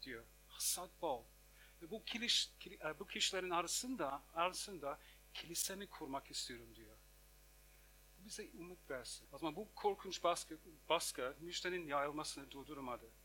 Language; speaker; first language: Turkish; non-native, fluent; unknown